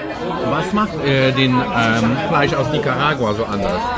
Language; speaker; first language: German; non-native, fluent; Polish